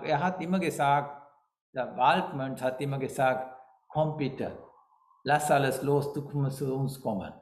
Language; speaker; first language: German; non-native, fluent; Sinhala